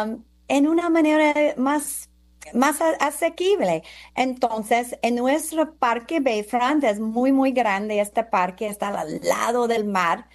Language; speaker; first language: Spanish; non-native, fluent; English